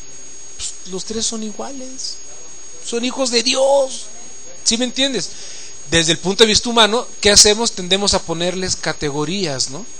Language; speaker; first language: Spanish; native; Spanish